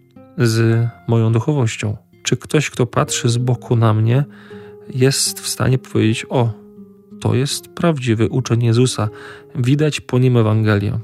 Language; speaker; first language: Polish; native; Polish